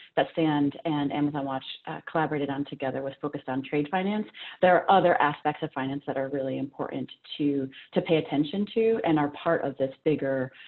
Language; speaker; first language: English; native; English